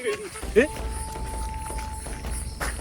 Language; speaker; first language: Japanese; native; Japanese